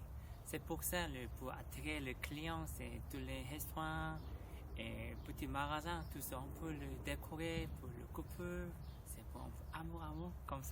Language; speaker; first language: French; non-native, learner; Korean